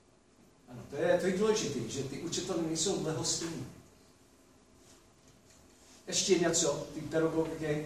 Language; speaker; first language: Czech; non-native, fluent; English